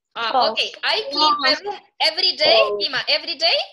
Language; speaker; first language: English; non-native, fluent; Russian